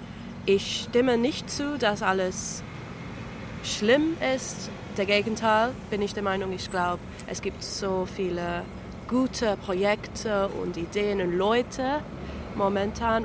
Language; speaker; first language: German; non-native, fluent; English